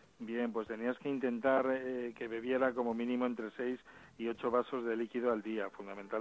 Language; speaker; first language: Spanish; native; Spanish